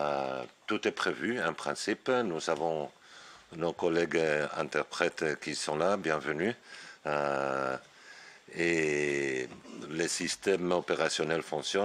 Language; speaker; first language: French; non-native, fluent; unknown